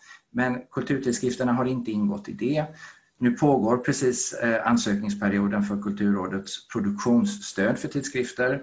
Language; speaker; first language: Swedish; native; Swedish